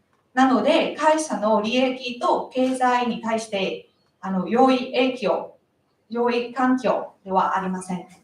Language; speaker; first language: Japanese; non-native, learner; Vietnamese